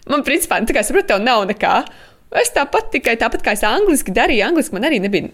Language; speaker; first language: Latvian; native; Latvian